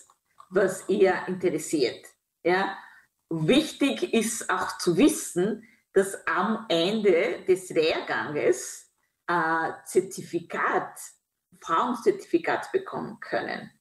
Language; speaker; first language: German; non-native, fluent; Kinyarwanda